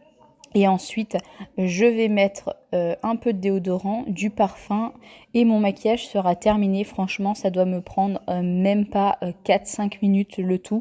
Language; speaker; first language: French; native; French